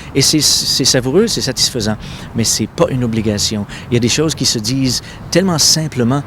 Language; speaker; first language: French; non-native, local second language; English